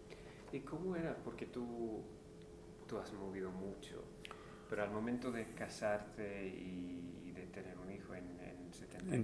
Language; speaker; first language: Spanish; non-native, fluent; English